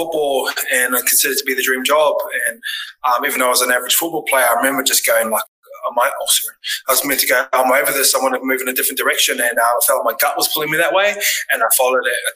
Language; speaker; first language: English; native; English